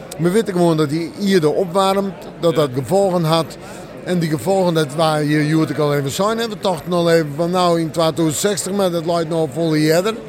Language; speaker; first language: Dutch; non-native, local second language; Western Frisian